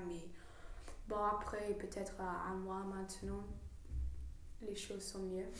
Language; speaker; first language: French; non-native, fluent; English